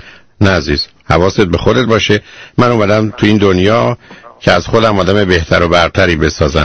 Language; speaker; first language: Persian; native; Persian